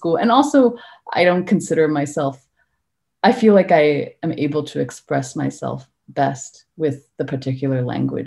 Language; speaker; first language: English; non-native, local second language; Cantonese